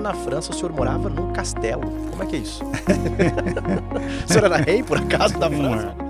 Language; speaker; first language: Portuguese; native; Portuguese